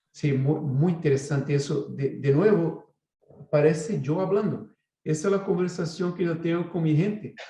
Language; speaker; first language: Spanish; non-native, fluent; Portuguese